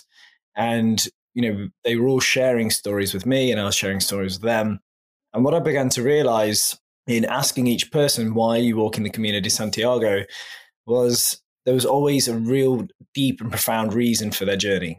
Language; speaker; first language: English; native; English